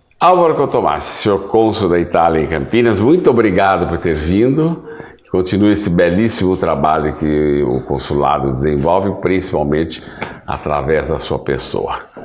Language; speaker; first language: Portuguese; native; Portuguese